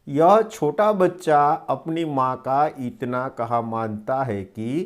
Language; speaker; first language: Hindi; non-native, local second language; Gujarati